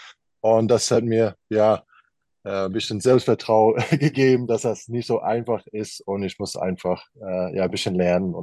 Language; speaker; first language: German; non-native, fluent; English